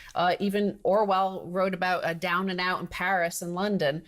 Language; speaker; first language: English; native; English